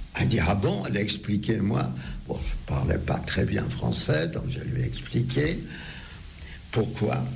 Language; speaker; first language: French; non-native, fluent; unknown